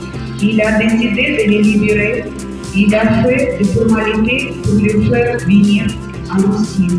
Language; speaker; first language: French; non-native, fluent; Russian